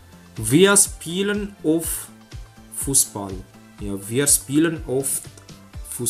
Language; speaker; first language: German; non-native, fluent; Indonesian